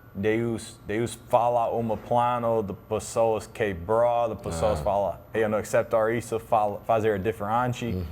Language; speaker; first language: Portuguese; non-native, learner; English